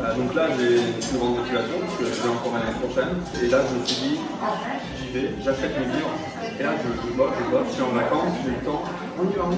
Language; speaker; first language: French; native; French